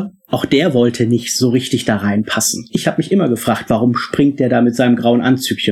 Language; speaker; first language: German; native; German